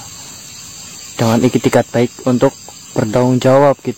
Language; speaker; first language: Indonesian; native; Indonesian